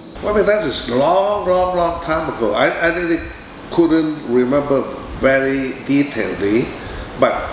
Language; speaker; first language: English; non-native, fluent; Thai